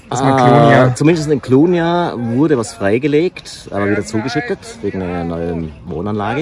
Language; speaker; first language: German; native; German